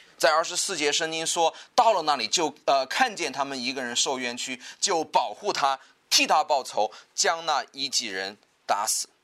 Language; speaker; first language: Chinese; native; Chinese